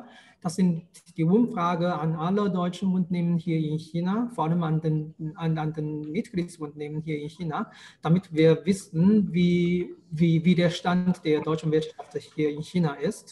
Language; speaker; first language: German; non-native, fluent; Chinese